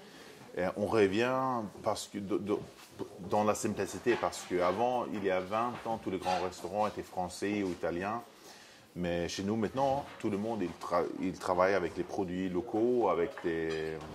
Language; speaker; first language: French; non-native, fluent; Swedish